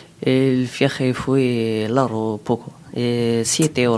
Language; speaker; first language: Spanish; non-native, learner; Arabic